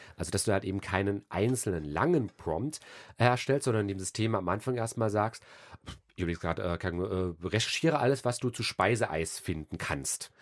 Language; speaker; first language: German; native; German